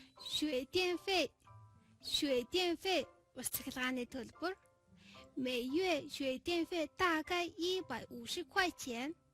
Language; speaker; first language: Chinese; non-native, fluent; Mongolian